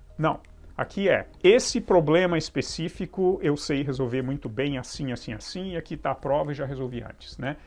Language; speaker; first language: Portuguese; native; Portuguese